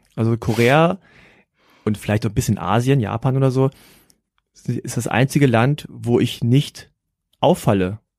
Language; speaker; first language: German; native; German